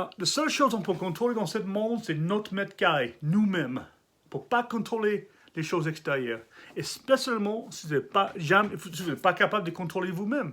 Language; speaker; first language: French; non-native, learner; English